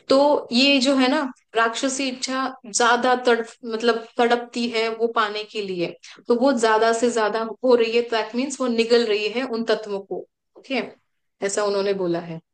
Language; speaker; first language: Hindi; native; Hindi